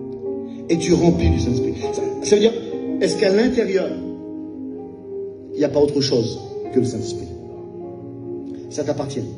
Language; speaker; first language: French; native; French